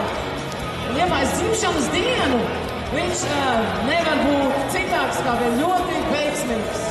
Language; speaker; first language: Latvian; native; Latvian